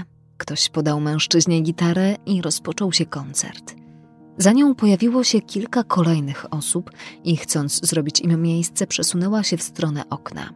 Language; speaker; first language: Polish; native; Polish